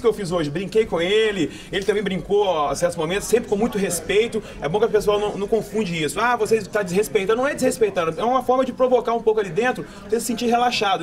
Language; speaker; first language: Portuguese; native; Portuguese